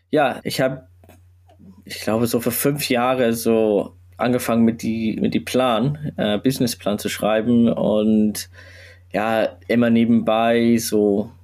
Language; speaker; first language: German; non-native, learner; English